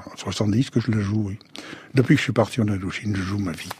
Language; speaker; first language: French; native; French